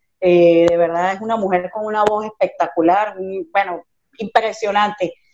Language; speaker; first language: Spanish; native; Spanish